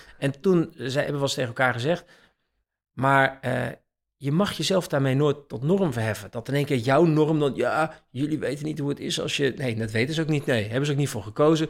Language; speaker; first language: Dutch; native; Dutch